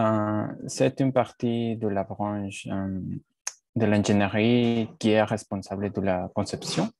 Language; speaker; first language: French; non-native, learner; Spanish